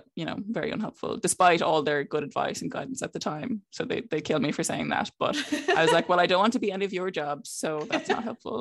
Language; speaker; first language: English; native; English